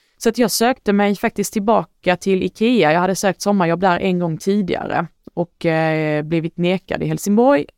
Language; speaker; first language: Swedish; early bilingual, other home language; Arabic